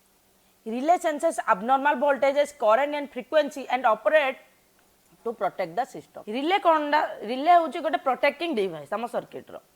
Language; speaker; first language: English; non-native, local second language; Odia